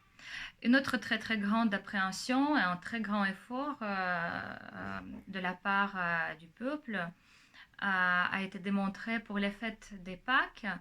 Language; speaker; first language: French; non-native, fluent; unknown